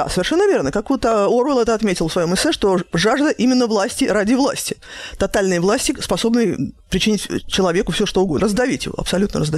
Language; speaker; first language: Russian; native; Russian